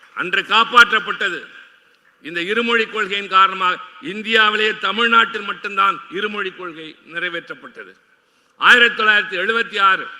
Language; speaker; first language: Tamil; native; Tamil